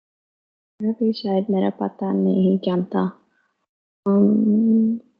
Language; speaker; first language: Hindi; non-native, learner; English